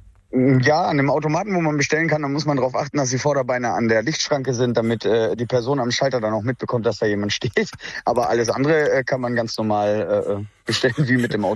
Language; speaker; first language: German; native; German